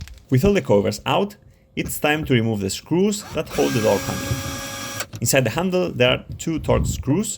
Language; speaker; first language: English; non-native, fluent; Spanish